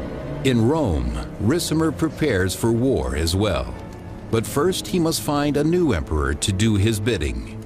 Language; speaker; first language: English; native; English